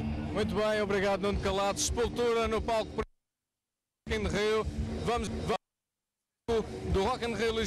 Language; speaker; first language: Portuguese; native; Portuguese